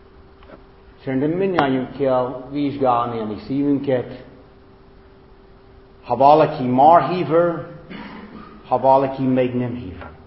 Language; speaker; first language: Hungarian; non-native, fluent; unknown